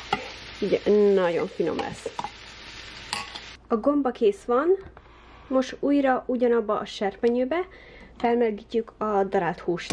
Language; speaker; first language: Hungarian; early bilingual, heritage; Hungarian